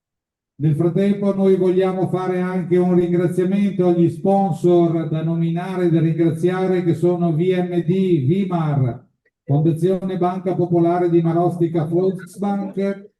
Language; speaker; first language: Italian; native; Italian